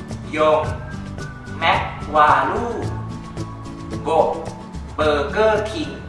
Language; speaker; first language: Japanese; non-native, fluent; Thai